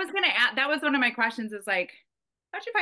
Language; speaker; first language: English; native; English